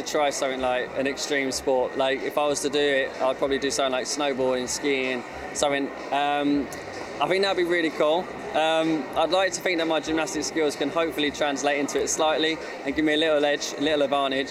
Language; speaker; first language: English; native; English